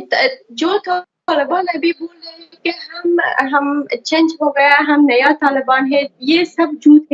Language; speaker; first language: Hindi; non-native, learner; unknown